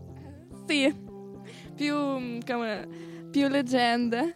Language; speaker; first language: Italian; non-native, learner; Russian